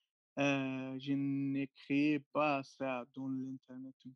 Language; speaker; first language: French; non-native, learner; Arabic